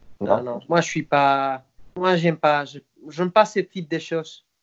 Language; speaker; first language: French; non-native, fluent; Spanish